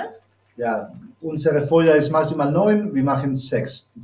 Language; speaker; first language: German; non-native, learner; Spanish